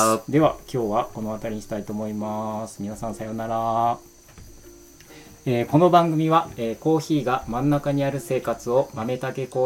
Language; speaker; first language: Japanese; native; Japanese